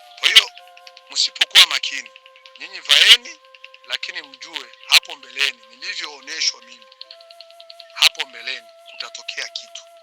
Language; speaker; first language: Swahili; native; Swahili